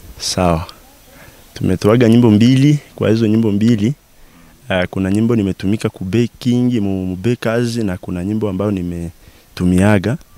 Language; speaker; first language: Swahili; non-native, local second language; Bembe